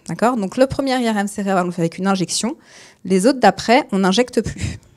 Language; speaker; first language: French; native; French